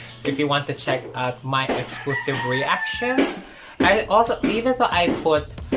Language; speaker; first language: English; non-native, local second language; Filipino